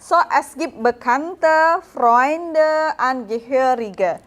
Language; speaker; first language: German; non-native, learner; Indonesian